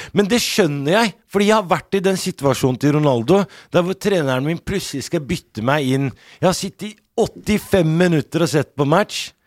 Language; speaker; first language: Norwegian; early bilingual, other home language; Arabic